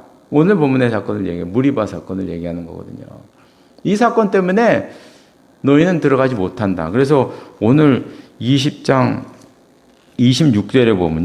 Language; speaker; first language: Korean; native; Korean